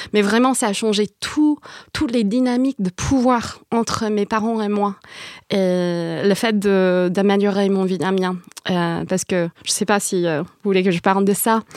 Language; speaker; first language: French; non-native, fluent; English